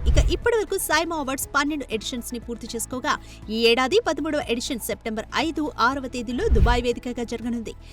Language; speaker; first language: Telugu; native; Telugu